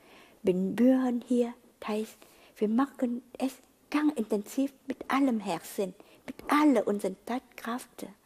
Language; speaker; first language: German; non-native, fluent; Vietnamese